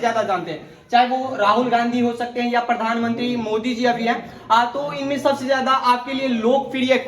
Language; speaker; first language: Hindi; native; Hindi